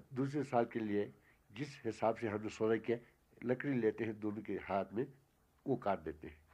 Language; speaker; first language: Urdu; non-native, local second language; Ladakhi